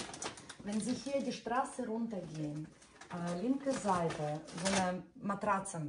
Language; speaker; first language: German; non-native, fluent; Russian